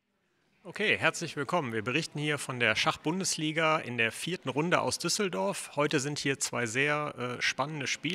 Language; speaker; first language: German; native; German